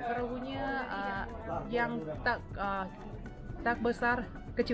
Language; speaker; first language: Indonesian; non-native, fluent; Vietnamese